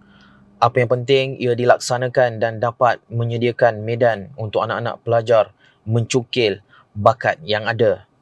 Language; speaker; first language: Malay; native; Malay